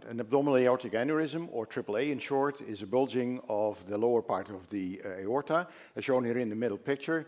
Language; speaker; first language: English; non-native, fluent; Dutch